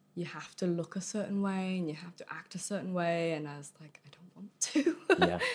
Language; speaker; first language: English; early bilingual, other home language; Vietnamese